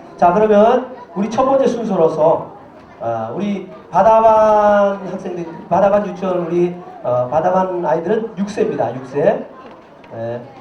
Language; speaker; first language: Korean; native; Korean